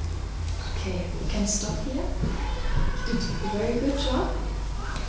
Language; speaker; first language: English; non-native, fluent; German